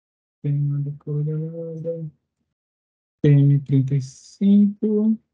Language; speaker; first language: Spanish; non-native, fluent; Portuguese